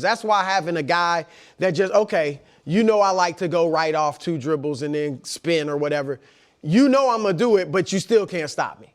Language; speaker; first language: English; native; English